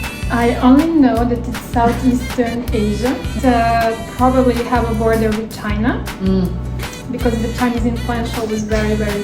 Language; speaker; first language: English; non-native, fluent; Serbian